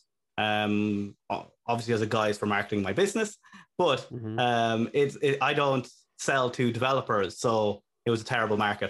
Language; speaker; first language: English; native; English